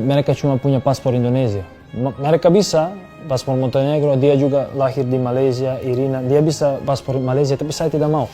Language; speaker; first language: Indonesian; non-native, fluent; Serbian